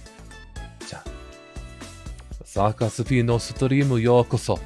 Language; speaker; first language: Japanese; non-native, learner; English